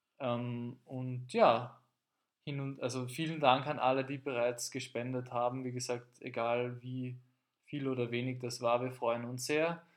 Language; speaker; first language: German; native; German